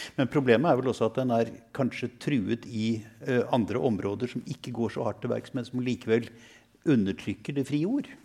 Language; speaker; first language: Norwegian; native; Norwegian